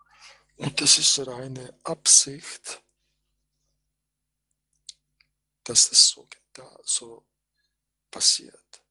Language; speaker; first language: German; non-native, fluent; Croatian